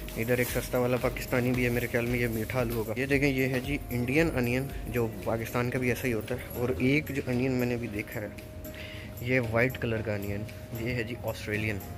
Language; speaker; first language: Urdu; non-native, local second language; Punjabi